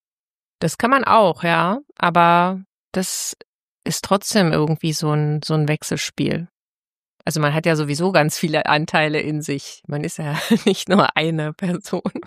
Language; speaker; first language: German; native; German